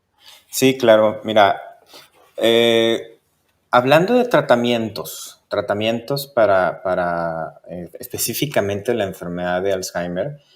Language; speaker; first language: Spanish; native; Spanish